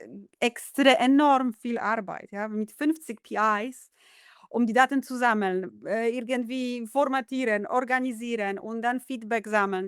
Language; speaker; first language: German; non-native, fluent; Polish